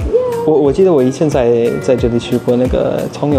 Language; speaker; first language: Chinese; non-native, learner; English